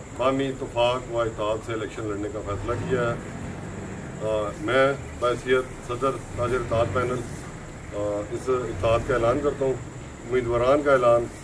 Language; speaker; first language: Urdu; non-native, local second language; Pahari-Potwari